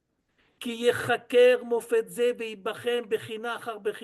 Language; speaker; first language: Hebrew; non-native, fluent; French